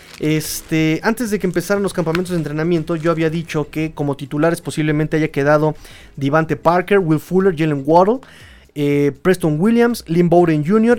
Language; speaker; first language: Spanish; native; Spanish